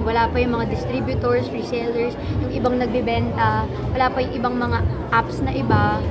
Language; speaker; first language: Filipino; native; Filipino